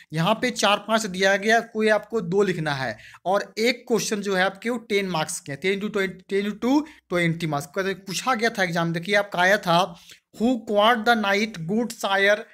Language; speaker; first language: Hindi; native; Hindi